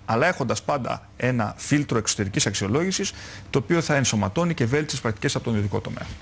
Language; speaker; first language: Greek; native; Greek